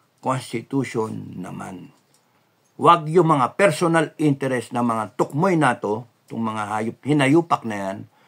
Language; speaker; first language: Filipino; native; Filipino